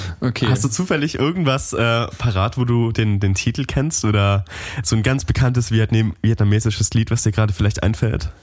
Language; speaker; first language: German; native; German